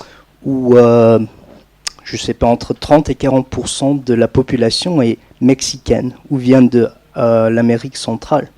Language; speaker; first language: French; non-native, fluent; English